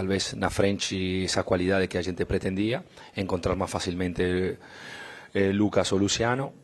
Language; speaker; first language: Portuguese; non-native, fluent; Spanish